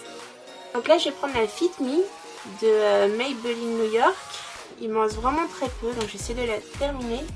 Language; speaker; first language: French; native; French